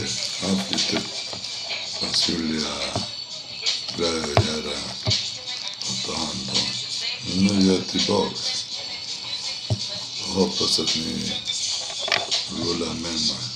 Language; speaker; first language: Swedish; non-native, fluent; Spanish